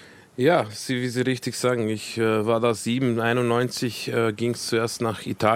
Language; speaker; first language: German; early bilingual, other home language; Croatian